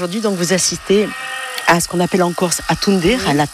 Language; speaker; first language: French; native; French